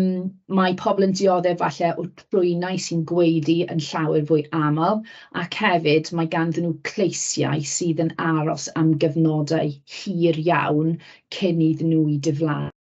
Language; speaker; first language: Welsh; native; Welsh